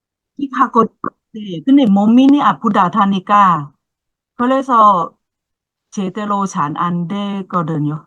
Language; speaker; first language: Korean; non-native, learner; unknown